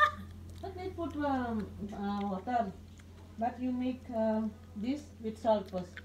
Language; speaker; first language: English; non-native, learner; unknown